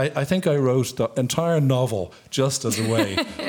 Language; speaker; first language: English; native; English